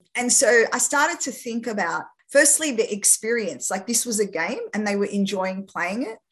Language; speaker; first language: English; non-native, local second language; French